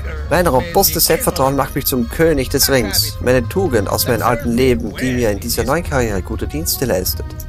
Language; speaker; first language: German; native; German